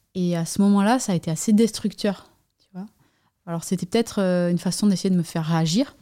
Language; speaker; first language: French; native; French